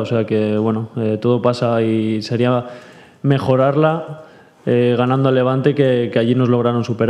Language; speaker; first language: Spanish; native; Spanish